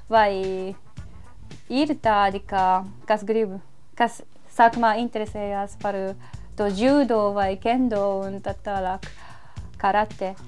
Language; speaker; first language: Latvian; non-native, fluent; Japanese